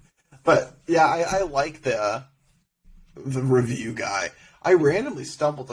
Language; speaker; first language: English; native; English